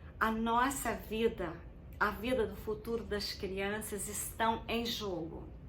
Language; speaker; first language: Portuguese; native; Portuguese